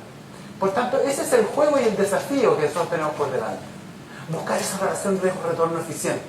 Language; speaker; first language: Spanish; native; Spanish